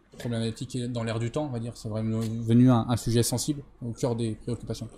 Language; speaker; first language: French; native; French